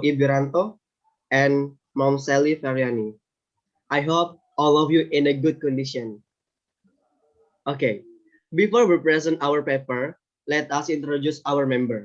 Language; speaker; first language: English; non-native, learner; Indonesian